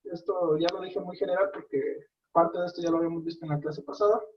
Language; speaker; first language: Spanish; native; Spanish